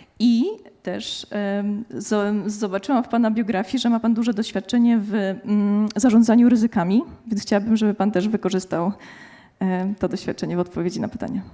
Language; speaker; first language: Polish; native; Polish